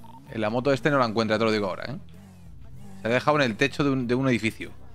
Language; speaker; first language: Spanish; native; Spanish